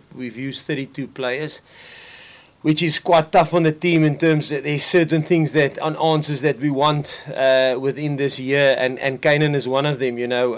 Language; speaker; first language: English; non-native, local second language; Afrikaans